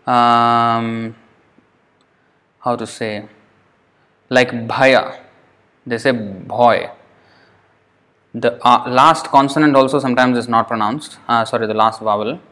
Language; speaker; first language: English; non-native, local second language; Telugu